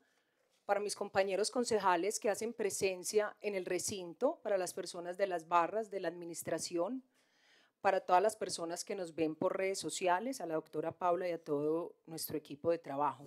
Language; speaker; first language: Spanish; native; Spanish